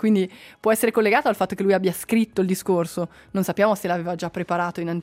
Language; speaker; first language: Italian; native; Italian